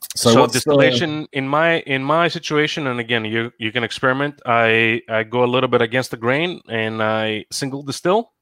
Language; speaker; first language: English; non-native, fluent; Greek